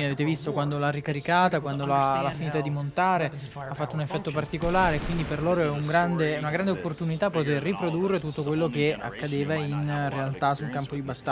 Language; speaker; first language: Italian; native; Italian